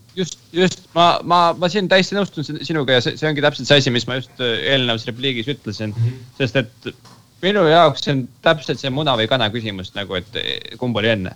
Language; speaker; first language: Estonian; native; Estonian